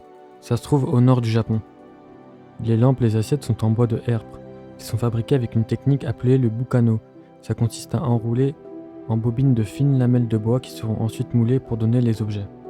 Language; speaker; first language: French; native; French